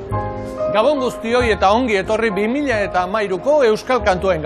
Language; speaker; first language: Basque; native; Basque